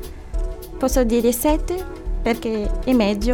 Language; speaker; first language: Italian; non-native, fluent; Arabic